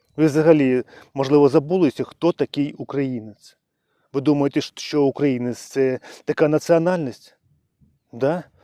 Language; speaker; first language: Ukrainian; non-native, local second language; Russian